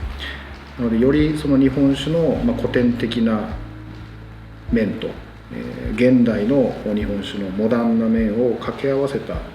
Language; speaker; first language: Japanese; native; Japanese